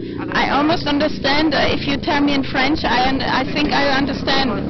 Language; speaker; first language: English; non-native, fluent; German